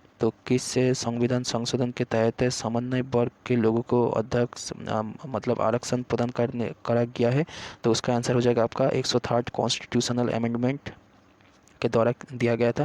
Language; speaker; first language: Hindi; native; Hindi